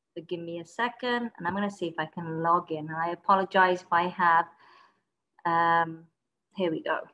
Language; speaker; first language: English; native; English